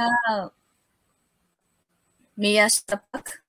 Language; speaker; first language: English; non-native, learner; Japanese